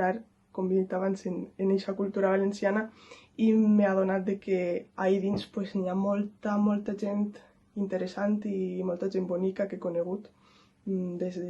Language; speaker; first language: Catalan; non-native, local second language; Spanish